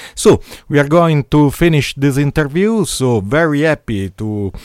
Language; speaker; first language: English; non-native, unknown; Italian